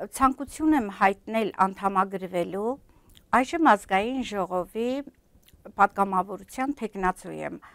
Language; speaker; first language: Armenian; native; Armenian